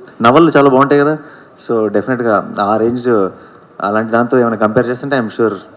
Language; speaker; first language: Telugu; native; Telugu